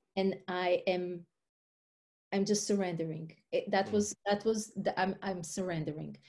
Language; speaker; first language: English; non-native, fluent; Hebrew